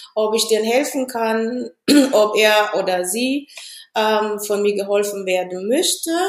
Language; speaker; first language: German; non-native, fluent; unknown